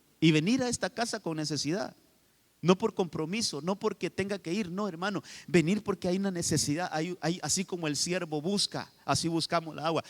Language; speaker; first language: Spanish; native; Spanish